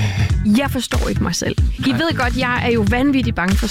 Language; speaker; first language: Danish; native; Danish